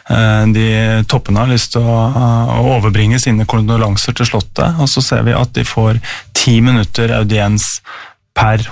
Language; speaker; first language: Norwegian; native; Norwegian